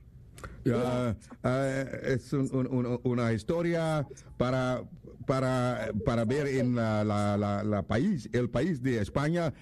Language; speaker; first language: Spanish; non-native, learner; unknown